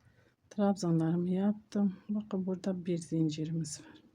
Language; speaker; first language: Turkish; native; Turkish